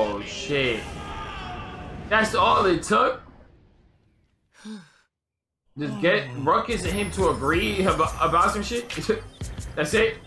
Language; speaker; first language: English; native; English